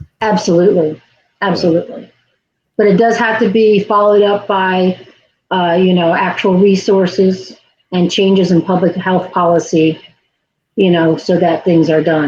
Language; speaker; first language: English; native; English